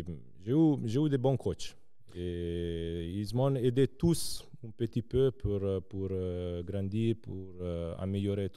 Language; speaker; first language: French; non-native, local second language; Serbian